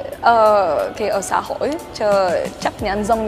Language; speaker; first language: Vietnamese; early bilingual, heritage; Swedish